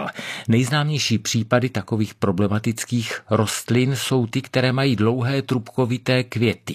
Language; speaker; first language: Czech; native; Czech